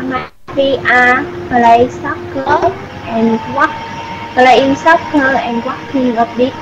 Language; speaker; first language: English; non-native, learner; Vietnamese